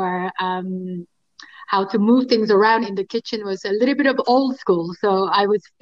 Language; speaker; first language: English; non-native, fluent; Korean